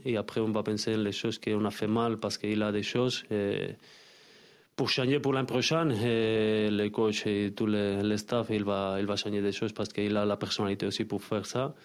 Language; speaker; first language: French; non-native, learner; Spanish